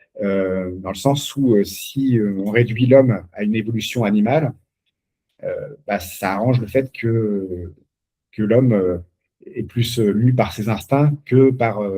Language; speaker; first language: French; native; French